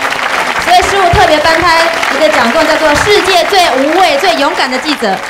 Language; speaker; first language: Chinese; native; Chinese